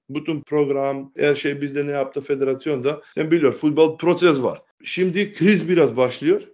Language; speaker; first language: Turkish; non-native, learner; Macedonian